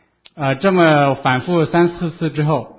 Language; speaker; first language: Chinese; native; Chinese